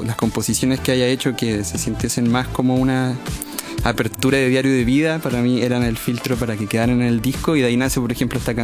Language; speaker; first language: Spanish; native; Spanish